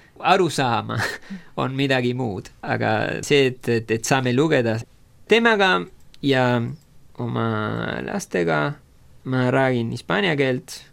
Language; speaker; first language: Estonian; non-native, fluent; Spanish